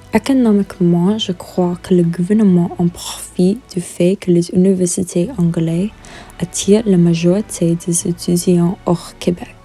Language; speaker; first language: French; non-native, local second language; English